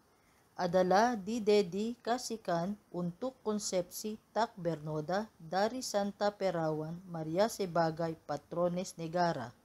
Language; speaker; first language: Indonesian; non-native, learner; Filipino